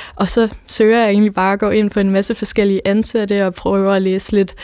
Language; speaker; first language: Danish; native; Danish